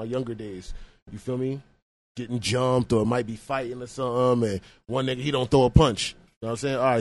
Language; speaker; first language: English; native; English